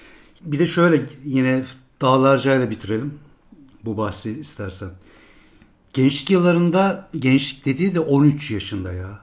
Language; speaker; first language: Turkish; native; Turkish